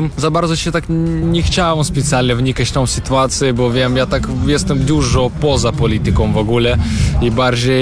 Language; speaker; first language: Polish; non-native, fluent; Russian